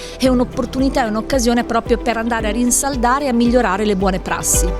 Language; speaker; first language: Italian; native; Italian